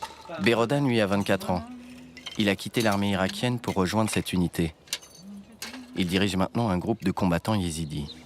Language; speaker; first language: French; native; French